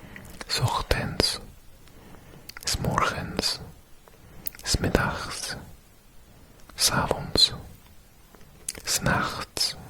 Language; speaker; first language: Dutch; non-native, learner; English